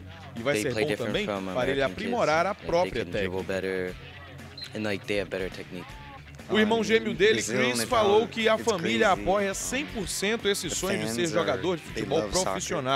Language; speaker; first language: Portuguese; native; Portuguese